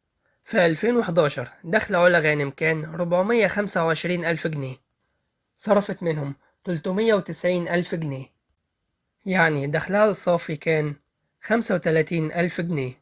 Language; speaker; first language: Arabic; native; Arabic